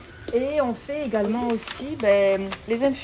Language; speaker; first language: French; native; French